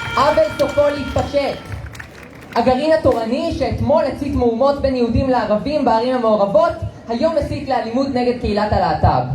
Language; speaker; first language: Hebrew; native; Hebrew